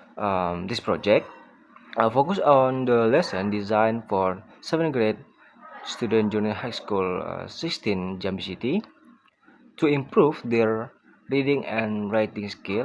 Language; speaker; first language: English; non-native, learner; Indonesian